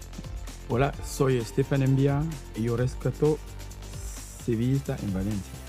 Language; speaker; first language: Spanish; non-native, learner; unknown